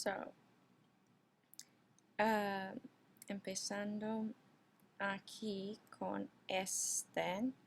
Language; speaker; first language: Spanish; non-native, fluent; English